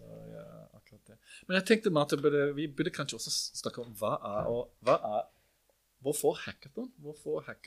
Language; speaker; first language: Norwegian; non-native, fluent; English